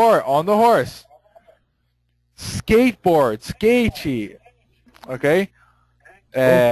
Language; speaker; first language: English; non-native, fluent; Portuguese